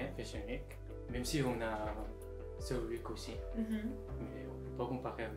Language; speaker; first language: French; non-native, fluent; Korean